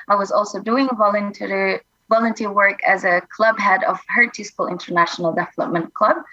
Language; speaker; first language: English; non-native, fluent; Indonesian